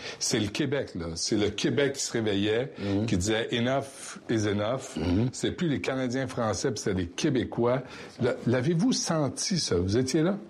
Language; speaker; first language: French; native; French